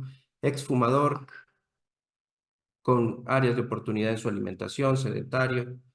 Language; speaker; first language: Spanish; native; Spanish